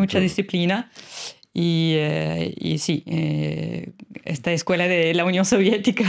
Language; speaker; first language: Spanish; non-native, fluent; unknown